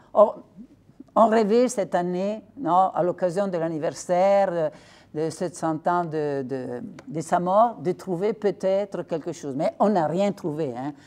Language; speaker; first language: French; non-native, fluent; Italian